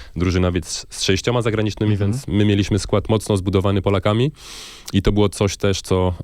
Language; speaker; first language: Polish; non-native, fluent; French